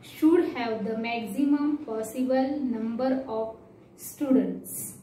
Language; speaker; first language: English; non-native, local second language; Marathi